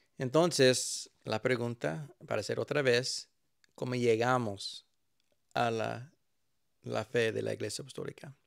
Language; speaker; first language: Spanish; early bilingual, heritage; Spanish